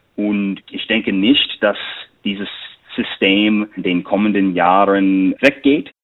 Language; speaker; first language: German; non-native, fluent; English